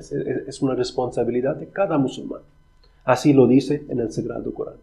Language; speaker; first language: Spanish; non-native, fluent; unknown